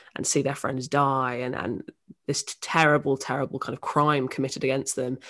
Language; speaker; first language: English; native; English